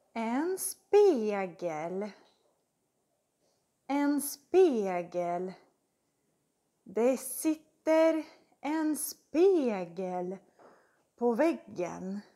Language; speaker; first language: Swedish; non-native, fluent; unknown